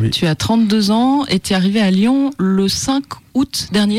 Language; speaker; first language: French; native; French